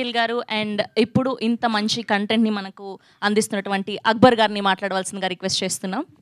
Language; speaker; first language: Telugu; native; Telugu